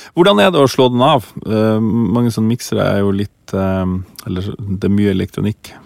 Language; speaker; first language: Norwegian; native; Norwegian